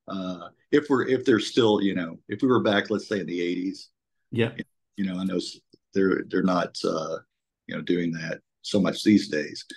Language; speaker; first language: English; native; English